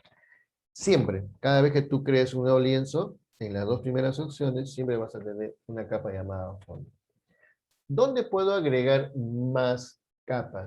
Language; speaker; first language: Spanish; native; Spanish